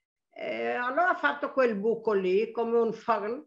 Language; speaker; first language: Italian; non-native, local second language; Arabic